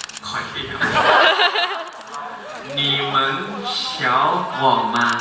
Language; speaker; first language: Chinese; non-native, learner; Thai